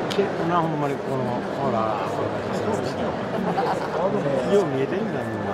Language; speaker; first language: Japanese; native; Japanese